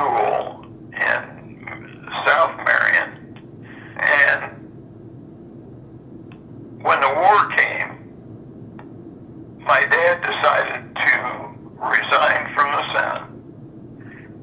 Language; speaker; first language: English; native; English